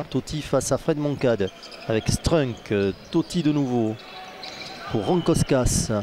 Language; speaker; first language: French; native; French